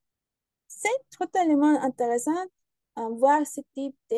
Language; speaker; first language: French; non-native, learner; Spanish